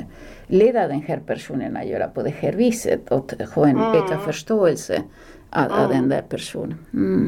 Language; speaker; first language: Swedish; non-native, fluent; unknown